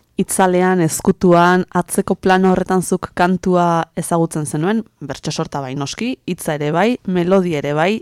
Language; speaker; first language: Basque; native; Basque